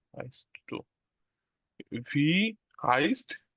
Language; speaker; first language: German; non-native, learner; Bangla